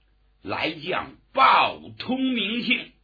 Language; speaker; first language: Chinese; native; Chinese